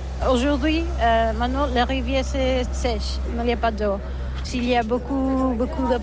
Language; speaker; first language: French; non-native, learner; Catalan